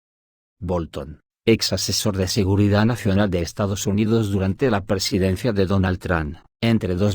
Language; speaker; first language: Spanish; native; Spanish